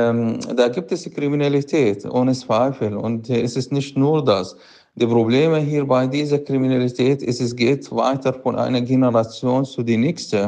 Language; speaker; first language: German; non-native, fluent; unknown